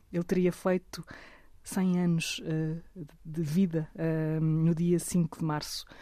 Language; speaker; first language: Portuguese; native; Portuguese